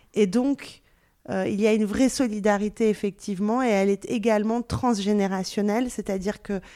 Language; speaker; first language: French; native; French